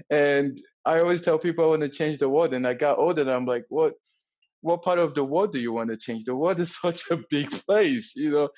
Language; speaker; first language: English; non-native, local second language; Yoruba